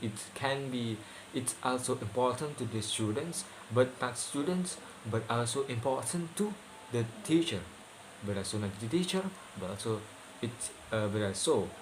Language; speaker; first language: English; non-native, learner; Indonesian